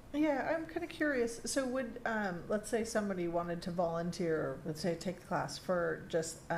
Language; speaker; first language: English; native; English